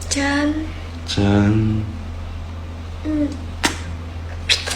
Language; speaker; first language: Chinese; non-native, learner; Vietnamese